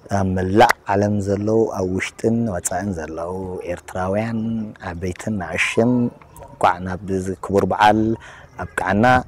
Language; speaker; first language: Tigrinya; native; Tigrinya